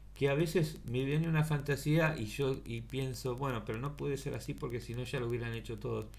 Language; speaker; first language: Spanish; native; Spanish